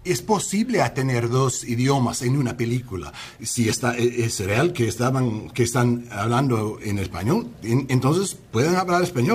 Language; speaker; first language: Spanish; early bilingual, heritage; English